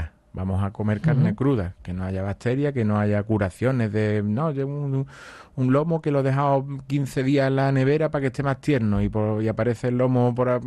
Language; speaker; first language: Spanish; native; Spanish